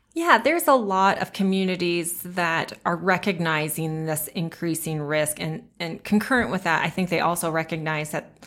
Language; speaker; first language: English; native; English